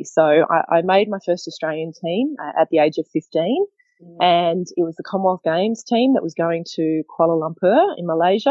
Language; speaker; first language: English; native; English